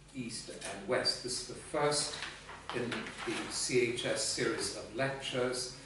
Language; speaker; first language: English; non-native, fluent; Greek